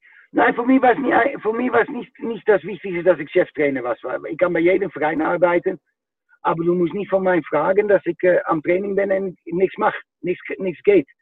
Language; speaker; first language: German; non-native, fluent; Dutch